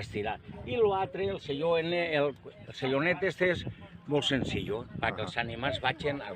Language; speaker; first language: Catalan; native; Catalan